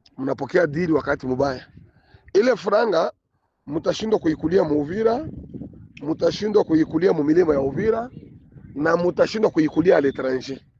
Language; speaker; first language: Swahili; native; Swahili